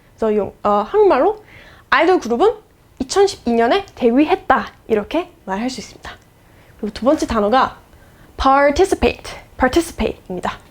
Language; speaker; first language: Korean; non-native, fluent; English